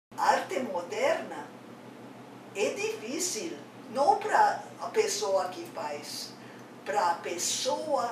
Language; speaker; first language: Portuguese; non-native, fluent; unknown